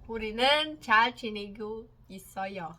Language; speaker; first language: Korean; non-native, learner; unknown